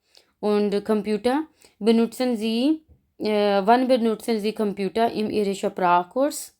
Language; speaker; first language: German; non-native, learner; Urdu